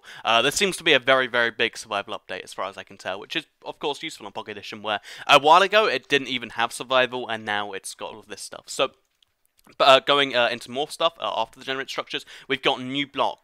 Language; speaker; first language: English; native; English